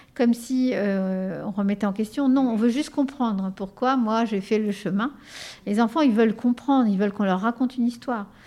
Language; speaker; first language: French; early bilingual, other home language; Spanish